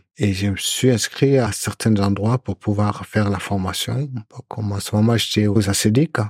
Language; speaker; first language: French; non-native, local second language; Soninke